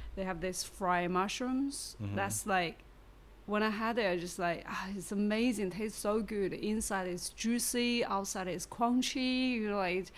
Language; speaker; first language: English; non-native, learner; Chinese